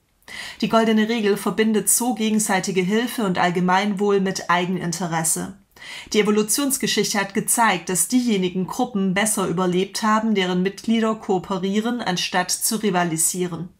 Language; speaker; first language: German; native; German